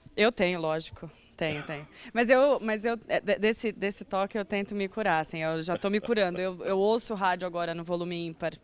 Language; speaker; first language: Portuguese; early bilingual, other home language; Spanish